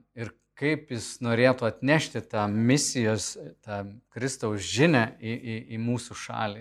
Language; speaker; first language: Lithuanian; native; Lithuanian